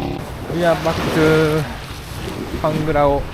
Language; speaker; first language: English; non-native, fluent; Japanese